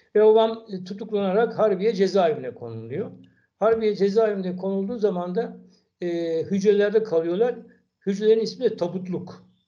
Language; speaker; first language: Turkish; native; Turkish